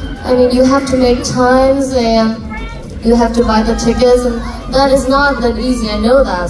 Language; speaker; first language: English; non-native, fluent; Korean